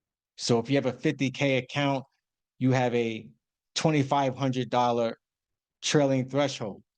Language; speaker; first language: English; native; English